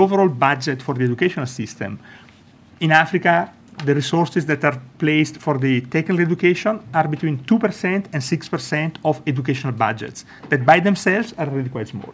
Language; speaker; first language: English; non-native, fluent; Italian